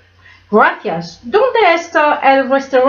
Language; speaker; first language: Spanish; non-native, learner; English